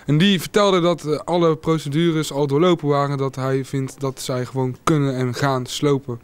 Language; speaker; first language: Dutch; native; Dutch